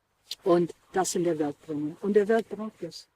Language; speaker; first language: German; non-native, fluent; English